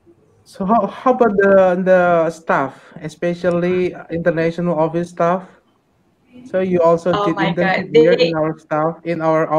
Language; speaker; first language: English; non-native, fluent; Indonesian